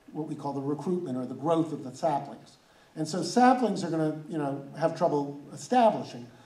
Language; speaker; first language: English; native; English